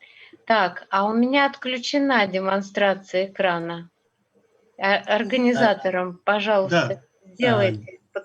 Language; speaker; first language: Russian; native; Russian